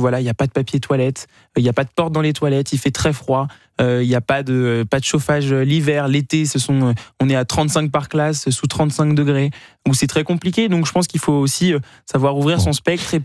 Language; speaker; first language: French; native; French